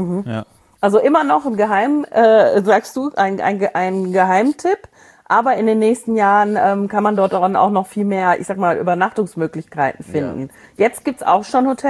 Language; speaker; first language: German; native; German